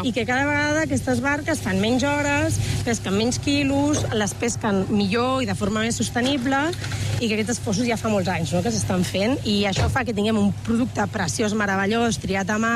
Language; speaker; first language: Catalan; native; Catalan